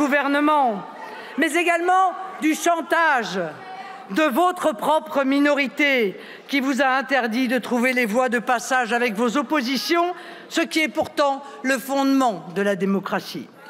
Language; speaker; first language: French; native; French